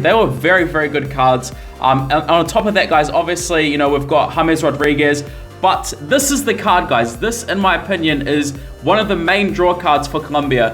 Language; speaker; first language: English; native; English